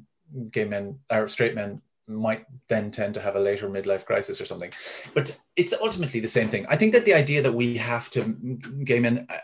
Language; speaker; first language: English; native; English